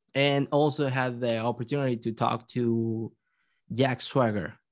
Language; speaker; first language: English; non-native, fluent; Spanish